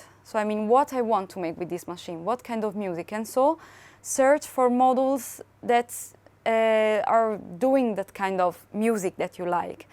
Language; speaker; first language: English; non-native, fluent; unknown